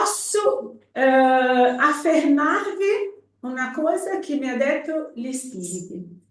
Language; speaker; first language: Italian; non-native, fluent; Portuguese